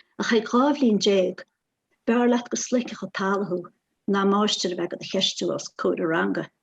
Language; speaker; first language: Irish; native; Irish